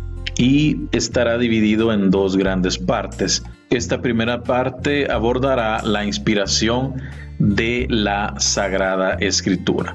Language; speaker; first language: Spanish; native; Spanish